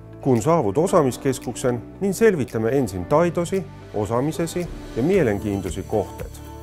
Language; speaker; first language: Finnish; non-native, fluent; Persian